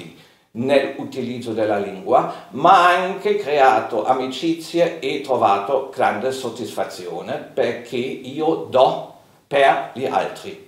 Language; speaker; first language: Italian; non-native, fluent; German